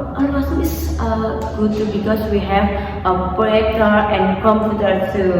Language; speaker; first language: English; non-native, learner; Indonesian